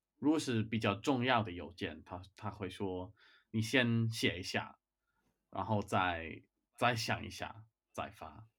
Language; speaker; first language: Chinese; non-native, fluent; English